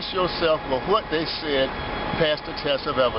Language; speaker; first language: English; native; English